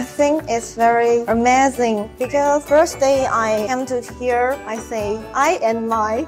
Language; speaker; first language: English; non-native, learner; Chinese